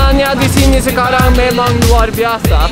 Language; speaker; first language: Indonesian; non-native, fluent; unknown